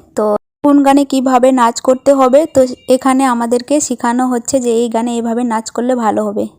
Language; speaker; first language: Bangla; non-native, local second language; Santali